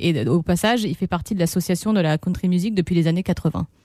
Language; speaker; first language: French; native; French